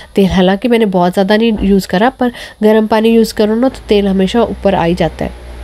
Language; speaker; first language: Hindi; native; Hindi